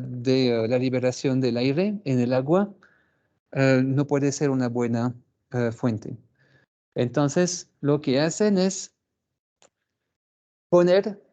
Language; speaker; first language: Spanish; non-native, fluent; French